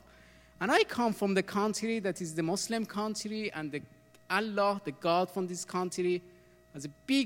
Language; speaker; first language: English; non-native, learner; Persian